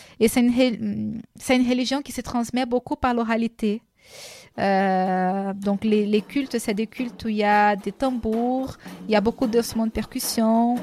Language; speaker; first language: French; non-native, fluent; Portuguese